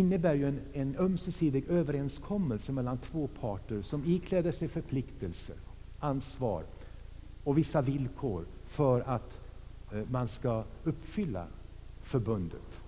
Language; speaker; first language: Swedish; native; Swedish